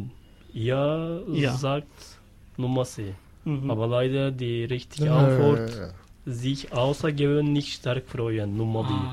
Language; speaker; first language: German; non-native, learner; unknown